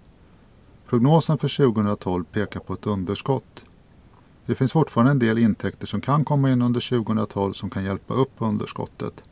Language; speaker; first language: Swedish; native; Swedish